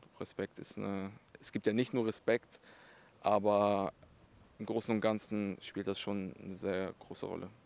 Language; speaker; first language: German; early bilingual, other home language; Russian